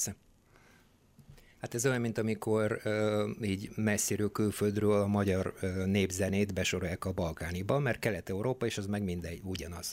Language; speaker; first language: Hungarian; non-native, fluent; Bulgarian